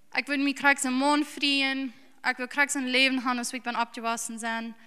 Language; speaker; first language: German; early bilingual, heritage; English